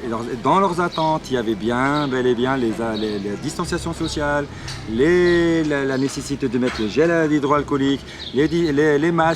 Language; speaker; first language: French; native; French